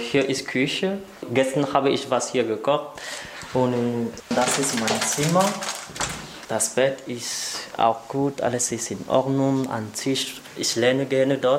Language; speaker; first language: German; non-native, learner; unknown